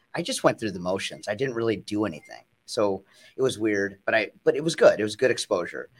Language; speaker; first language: English; native; English